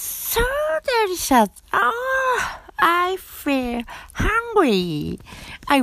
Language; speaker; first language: English; non-native, learner; Japanese